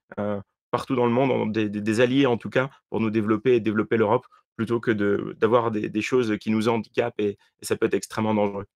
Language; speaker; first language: French; native; French